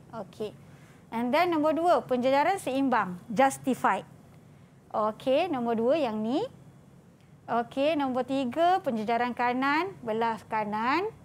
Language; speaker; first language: Malay; native; Malay